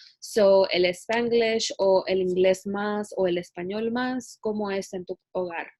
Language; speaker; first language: Spanish; early bilingual, heritage; Spanish